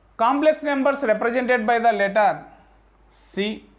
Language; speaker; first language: English; non-native, local second language; Telugu